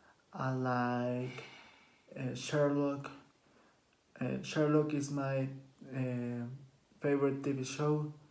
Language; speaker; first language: English; non-native, learner; Spanish